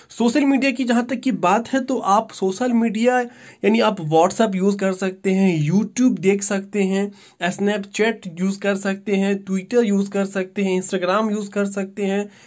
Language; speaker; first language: Hindi; native; Hindi